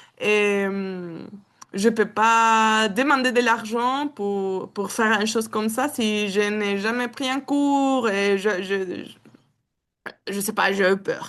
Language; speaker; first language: French; non-native, learner; Spanish